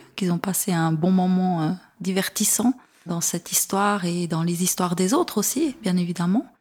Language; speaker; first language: French; native; French